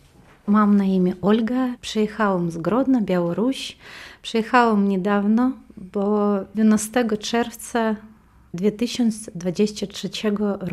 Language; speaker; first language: Polish; non-native, learner; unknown